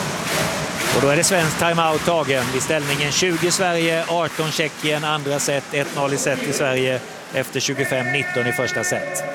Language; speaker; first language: Swedish; native; Swedish